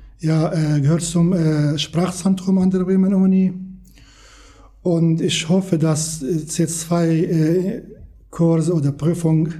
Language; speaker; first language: German; non-native, learner; Kurdish